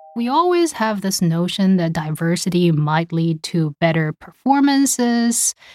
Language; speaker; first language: English; early bilingual, other home language; Chinese